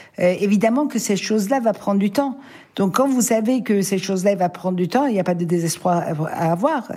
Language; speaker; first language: French; non-native, fluent; Persian